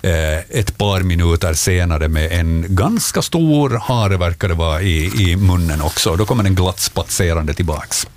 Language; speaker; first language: Swedish; native; Swedish